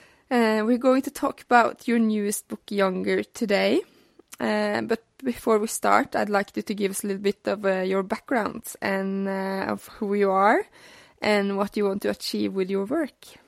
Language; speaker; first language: English; non-native, fluent; Norwegian